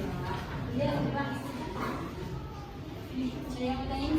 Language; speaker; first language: Indonesian; native; Indonesian